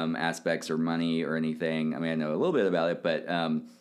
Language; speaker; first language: English; native; English